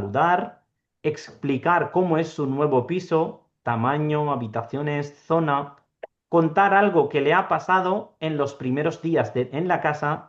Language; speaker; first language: Spanish; non-native, fluent; Urdu